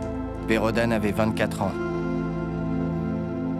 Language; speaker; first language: French; native; French